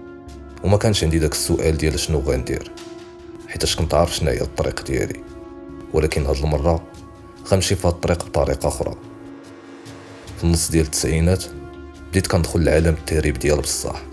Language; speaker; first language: Arabic; native; Arabic